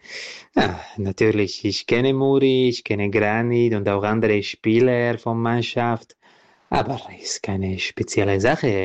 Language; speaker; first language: German; non-native, learner; Croatian